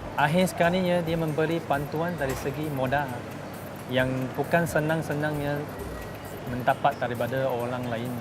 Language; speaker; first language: Malay; non-native, local second language; Chinese